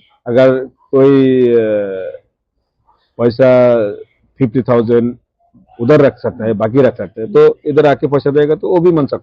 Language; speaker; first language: Hindi; non-native, local second language; Bangla